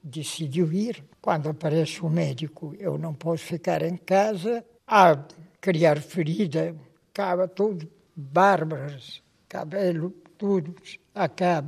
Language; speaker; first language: Portuguese; non-native, local second language; Kabuverdianu